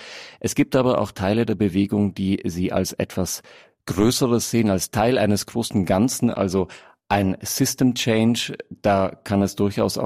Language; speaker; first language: German; native; German